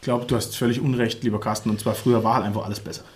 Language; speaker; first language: German; native; German